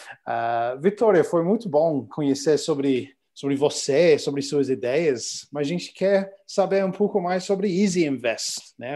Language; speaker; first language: Portuguese; non-native, learner; English